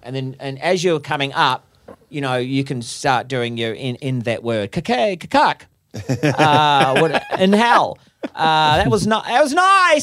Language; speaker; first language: English; native; English